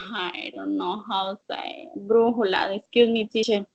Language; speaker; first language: English; non-native, learner; Spanish